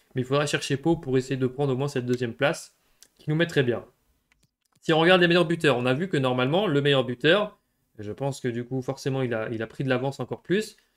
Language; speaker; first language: French; native; French